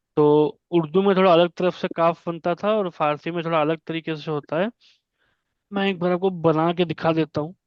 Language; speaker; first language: Hindi; native; Hindi